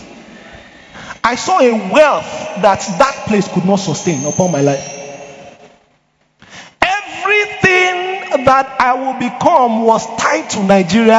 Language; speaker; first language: English; non-native, local second language; Yoruba